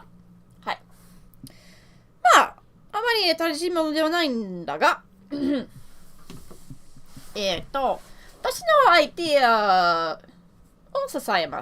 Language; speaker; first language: Japanese; non-native, learner; English